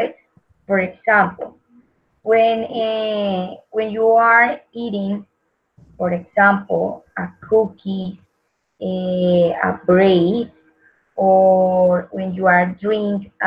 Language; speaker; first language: English; non-native, learner; Spanish